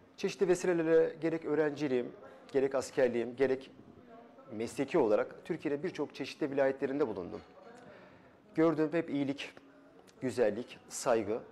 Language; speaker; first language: Turkish; early bilingual, other home language; Kazakh